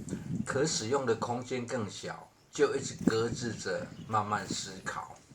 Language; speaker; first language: Chinese; native; Chinese